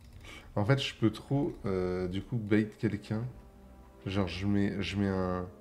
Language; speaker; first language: French; native; French